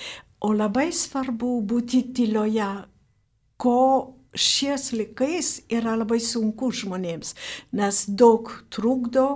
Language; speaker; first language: Lithuanian; non-native, fluent; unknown